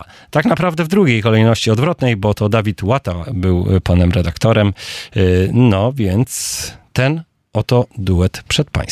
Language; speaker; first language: Polish; native; Polish